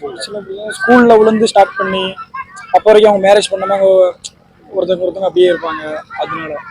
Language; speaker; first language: Tamil; native; Tamil